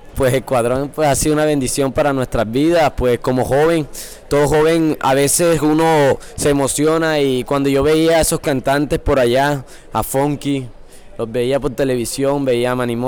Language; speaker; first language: Spanish; native; Spanish